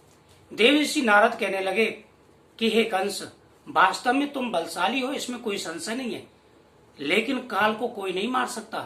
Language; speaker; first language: Hindi; native; Hindi